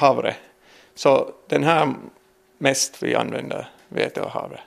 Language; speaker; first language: Swedish; non-native, learner; English